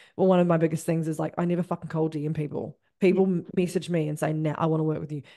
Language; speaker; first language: English; native; English